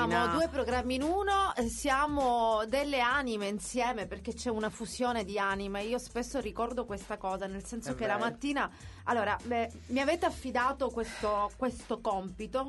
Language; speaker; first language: Italian; native; Italian